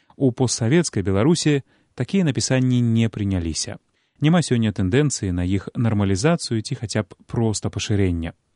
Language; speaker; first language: Belarusian; native; Belarusian